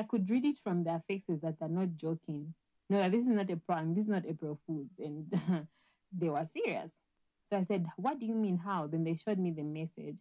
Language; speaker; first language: English; non-native, local second language; Bemba